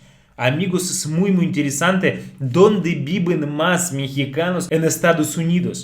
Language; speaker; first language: Spanish; non-native, fluent; Russian